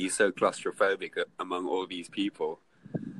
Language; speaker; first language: English; non-native, local second language; Afrikaans